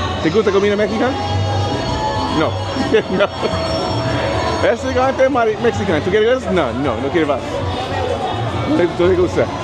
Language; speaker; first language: Spanish; non-native, learner; English